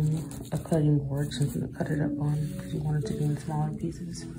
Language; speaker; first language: English; native; English